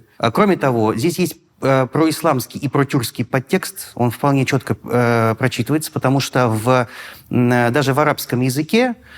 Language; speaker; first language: Russian; native; Russian